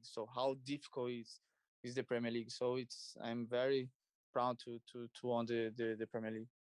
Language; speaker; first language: English; non-native, learner; Portuguese